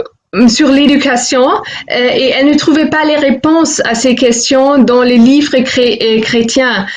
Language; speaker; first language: French; non-native, fluent; German